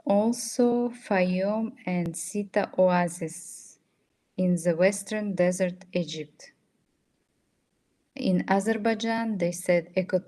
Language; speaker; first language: English; non-native, fluent; Russian